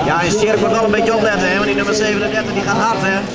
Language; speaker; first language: Dutch; native; Dutch